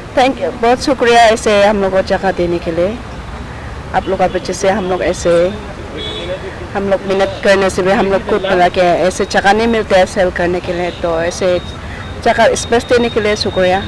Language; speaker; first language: Hindi; non-native, local second language; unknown